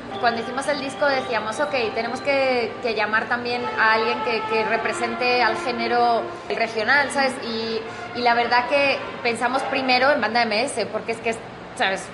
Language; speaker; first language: Spanish; native; Spanish